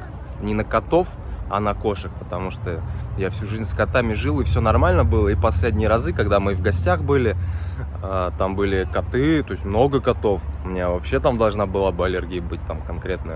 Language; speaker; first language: Russian; native; Russian